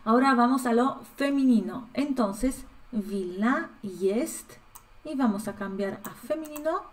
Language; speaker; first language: Spanish; non-native, fluent; Polish